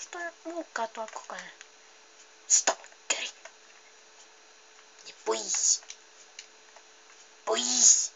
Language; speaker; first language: Finnish; native; Finnish